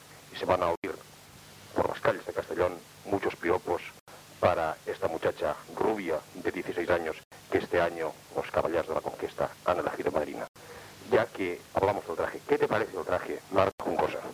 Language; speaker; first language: Spanish; native; Spanish